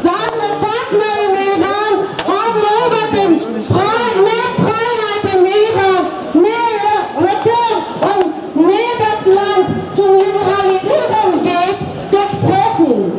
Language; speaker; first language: German; non-native, fluent; Persian